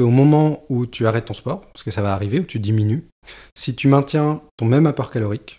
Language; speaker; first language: French; native; French